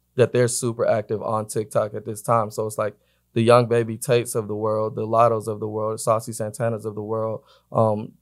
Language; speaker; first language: English; native; English